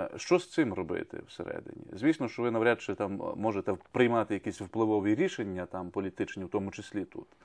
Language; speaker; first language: Ukrainian; native; Ukrainian